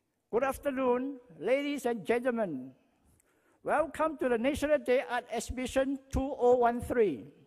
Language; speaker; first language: English; non-native, local second language; Chinese